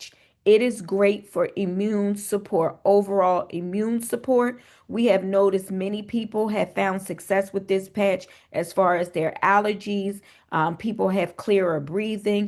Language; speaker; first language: English; native; English